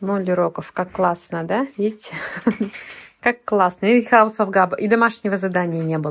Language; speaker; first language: Russian; native; Russian